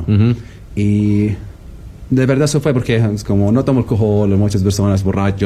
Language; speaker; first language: Spanish; non-native, learner; Arabic